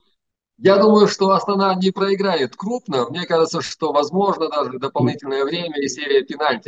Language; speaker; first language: Russian; native; Russian